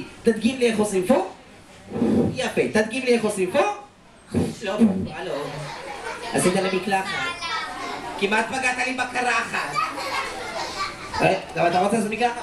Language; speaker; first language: Hebrew; native; Hebrew